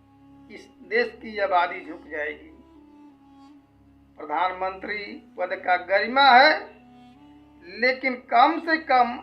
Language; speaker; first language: Hindi; native; Hindi